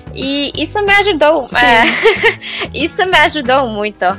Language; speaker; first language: Portuguese; non-native, fluent; Polish